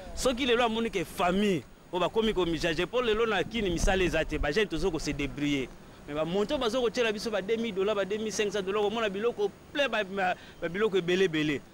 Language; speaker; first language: Lingala; non-native, local second language; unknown